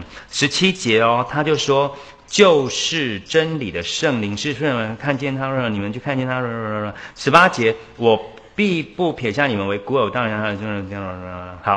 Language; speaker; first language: Chinese; native; Chinese